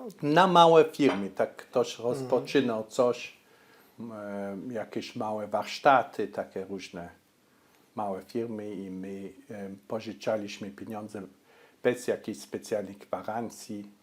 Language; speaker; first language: Polish; early bilingual, heritage; Polish